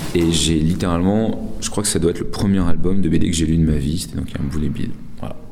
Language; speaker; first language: French; native; French